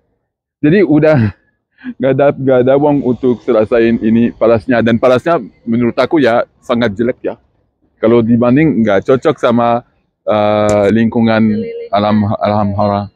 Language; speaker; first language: Indonesian; non-native, fluent; Spanish